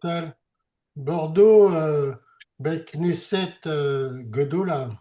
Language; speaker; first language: Hebrew; non-native, learner; French